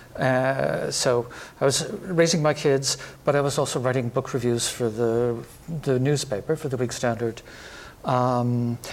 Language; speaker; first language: English; native; English